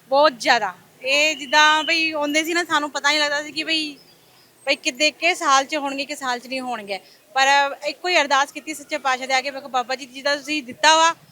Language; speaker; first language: Punjabi; non-native, local second language; Hindi